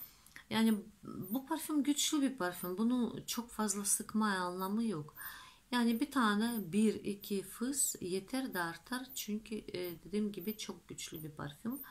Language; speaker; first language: Turkish; non-native, fluent; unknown